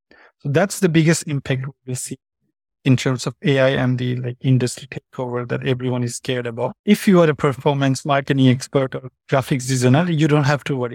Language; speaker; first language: English; non-native, fluent; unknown